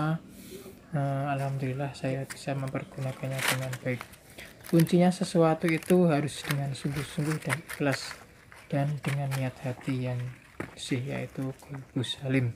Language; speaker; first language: Indonesian; non-native, local second language; Javanese